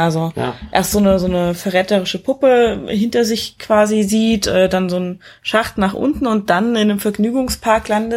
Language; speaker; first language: German; native; German